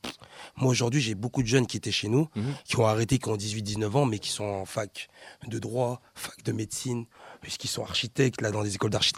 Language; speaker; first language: French; native; French